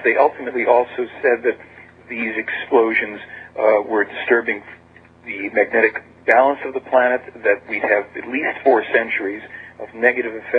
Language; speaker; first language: English; native; English